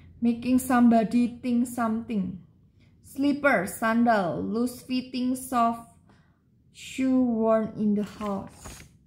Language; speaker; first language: English; non-native, learner; Indonesian